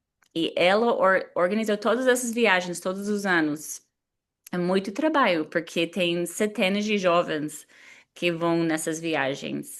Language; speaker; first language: Portuguese; non-native, fluent; English